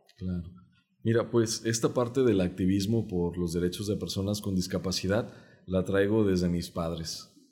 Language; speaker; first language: Spanish; non-native, local second language; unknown